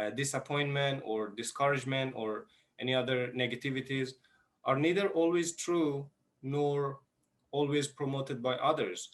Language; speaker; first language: English; non-native, fluent; Persian